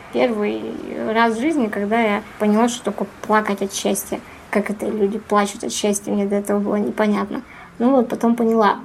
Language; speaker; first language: Russian; native; Russian